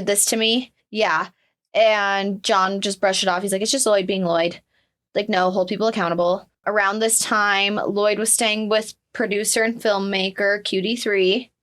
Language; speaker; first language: English; native; English